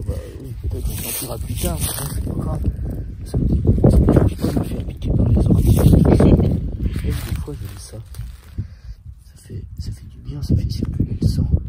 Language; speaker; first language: French; native; French